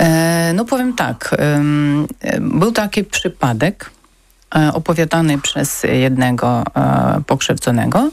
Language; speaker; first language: Polish; non-native, learner; Ukrainian